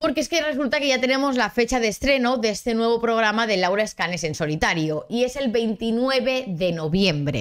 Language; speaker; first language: Spanish; native; Spanish